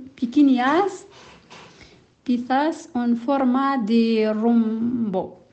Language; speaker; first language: Spanish; non-native, learner; Kabyle